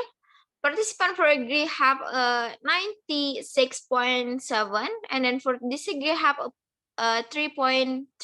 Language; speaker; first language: English; non-native, learner; Indonesian